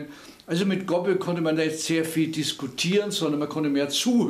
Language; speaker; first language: German; native; German